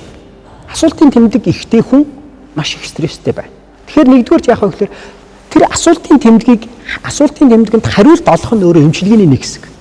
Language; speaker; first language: Mongolian; native; Mongolian